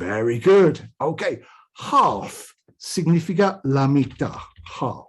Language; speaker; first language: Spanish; non-native, fluent; English